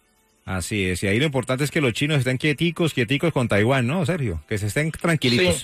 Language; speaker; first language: Spanish; native; Spanish